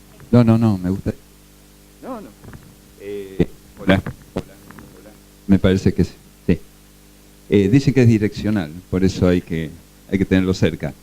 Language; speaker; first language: Spanish; native; Spanish